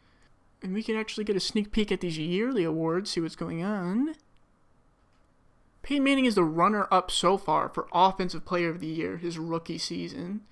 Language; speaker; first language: English; native; English